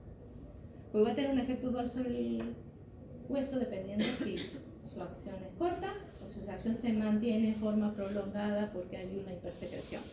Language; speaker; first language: Spanish; native; Spanish